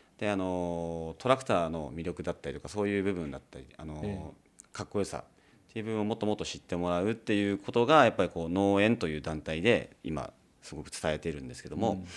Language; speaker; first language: Japanese; native; Japanese